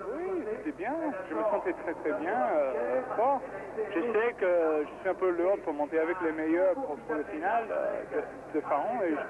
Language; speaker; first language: French; non-native, fluent; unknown